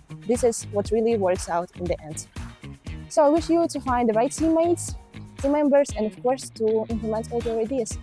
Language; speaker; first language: English; non-native, fluent; Ukrainian